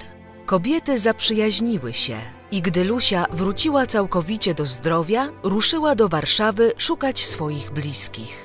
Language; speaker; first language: Polish; native; Polish